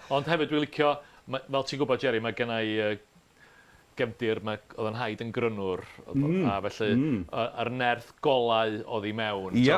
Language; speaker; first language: Welsh; native; Welsh